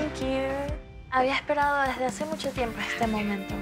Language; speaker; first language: Spanish; native; Spanish